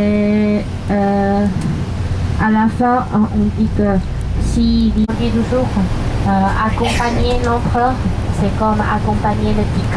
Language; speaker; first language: French; non-native, fluent; Chinese